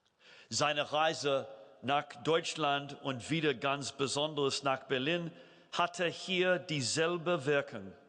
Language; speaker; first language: German; non-native, fluent; English